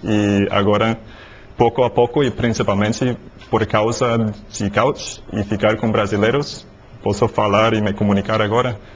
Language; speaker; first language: Portuguese; non-native, learner; English